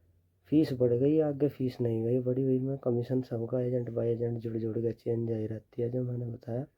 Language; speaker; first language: Hindi; native; Hindi